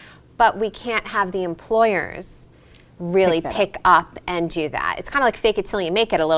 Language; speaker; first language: English; native; English